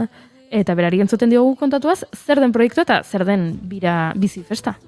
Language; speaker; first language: Basque; native; Basque